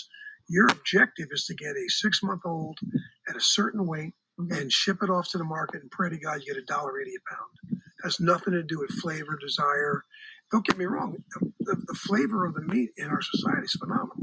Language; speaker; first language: English; native; English